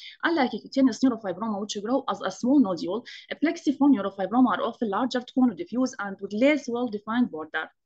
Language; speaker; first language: English; non-native, fluent; Arabic